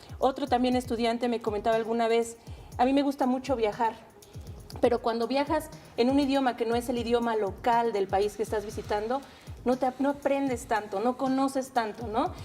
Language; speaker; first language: Spanish; native; Spanish